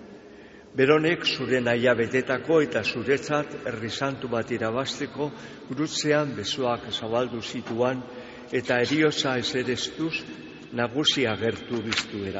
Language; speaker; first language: Basque; native; Basque